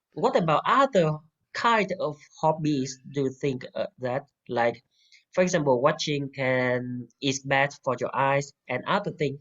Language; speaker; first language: English; non-native, fluent; Vietnamese